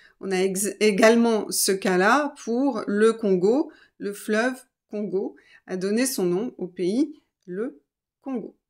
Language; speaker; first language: French; native; French